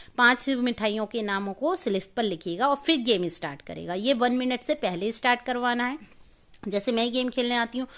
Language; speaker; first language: Hindi; native; Hindi